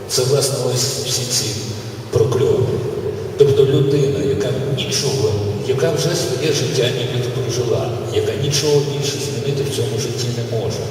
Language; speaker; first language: Ukrainian; non-native, local second language; Russian